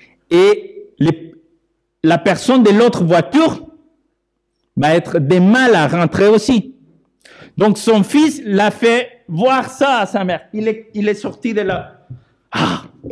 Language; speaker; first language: French; non-native, fluent; Spanish